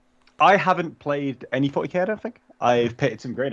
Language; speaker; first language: English; native; English